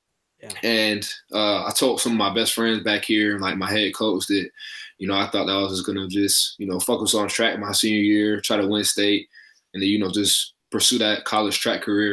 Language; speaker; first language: English; native; English